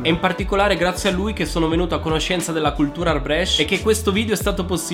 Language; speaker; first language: Italian; native; Italian